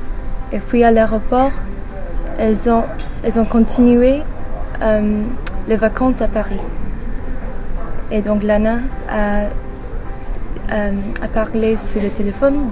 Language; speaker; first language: French; non-native, learner; English